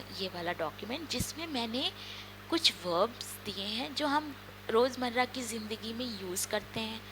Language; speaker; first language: Hindi; non-native, local second language; Marathi